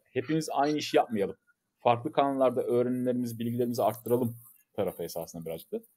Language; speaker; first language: Turkish; native; Turkish